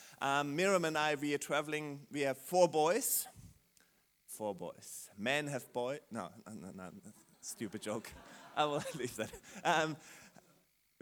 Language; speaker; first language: English; non-native, fluent; German